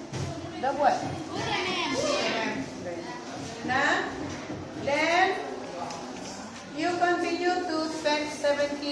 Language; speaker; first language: English; non-native, learner; Indonesian